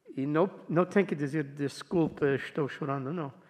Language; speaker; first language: Portuguese; non-native, fluent; English